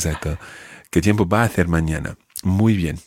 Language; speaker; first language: Spanish; non-native, fluent; English